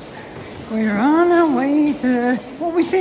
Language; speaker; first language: English; native; English